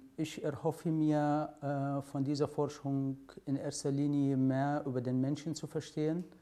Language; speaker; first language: German; non-native, fluent; Arabic